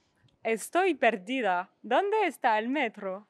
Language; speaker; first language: Spanish; non-native, learner; French